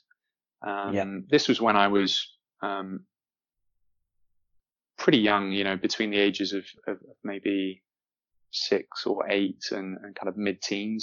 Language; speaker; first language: English; native; English